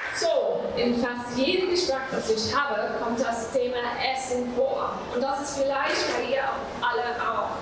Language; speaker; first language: German; non-native, fluent; English